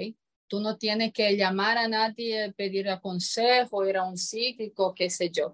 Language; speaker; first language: Spanish; non-native, fluent; Croatian